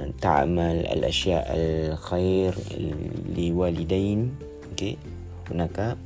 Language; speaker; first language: Arabic; non-native, learner; Malay